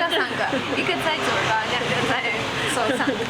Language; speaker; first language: Chinese; non-native, learner; Russian